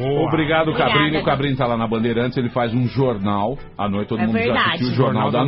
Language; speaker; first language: Portuguese; native; Portuguese